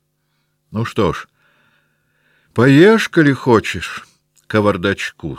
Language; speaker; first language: Russian; native; Russian